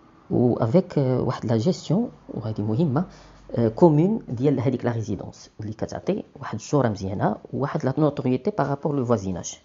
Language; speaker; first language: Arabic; native; Arabic